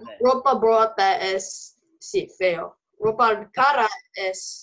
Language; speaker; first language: Spanish; non-native, learner; English